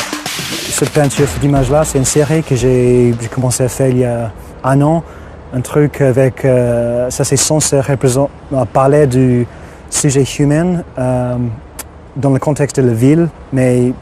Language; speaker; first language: French; non-native, fluent; English